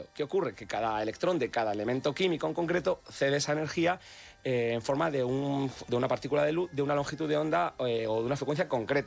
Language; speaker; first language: Spanish; native; Spanish